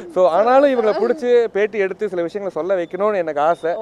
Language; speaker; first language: Tamil; native; Tamil